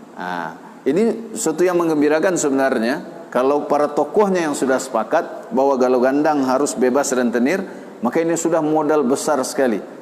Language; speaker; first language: Malay; non-native, local second language; Minangkabau